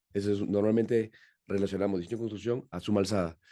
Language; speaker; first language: Spanish; native; Spanish